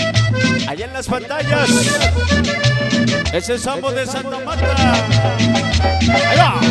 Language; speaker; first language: Spanish; native; Spanish